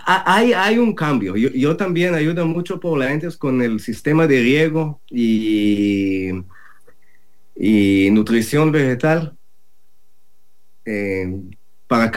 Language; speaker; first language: Spanish; non-native, learner; Hebrew